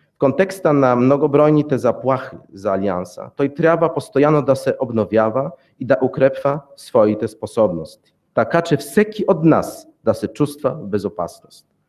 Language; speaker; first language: Bulgarian; non-native, fluent; Polish